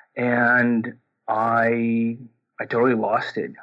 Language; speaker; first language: English; non-native, fluent; Portuguese